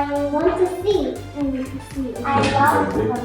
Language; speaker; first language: English; non-native, learner; Korean